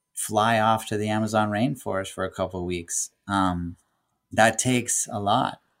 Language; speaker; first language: English; native; English